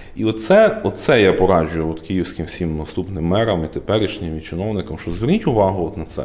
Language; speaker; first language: Ukrainian; native; Ukrainian